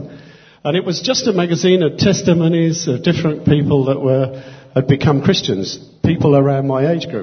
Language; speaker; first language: English; native; English